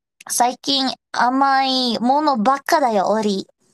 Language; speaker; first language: Japanese; non-native, learner; Indonesian